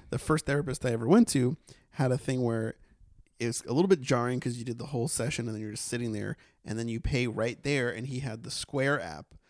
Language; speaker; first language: English; native; English